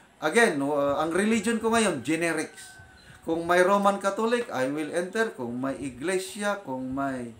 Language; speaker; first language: Filipino; non-native, local second language; Iloko